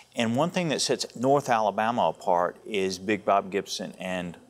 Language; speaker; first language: English; native; English